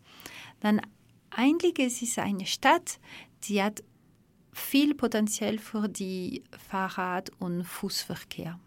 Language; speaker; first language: German; non-native, fluent; Dutch